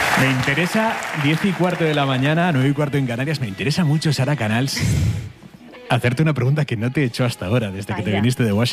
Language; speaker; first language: Spanish; native; Spanish